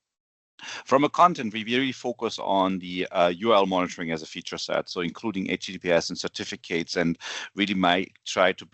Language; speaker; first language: English; non-native, fluent; German